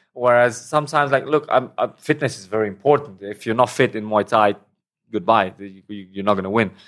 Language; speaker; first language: English; non-native, fluent; Romanian